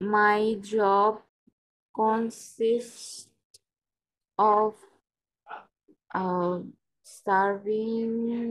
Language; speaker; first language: English; non-native, local second language; Bangla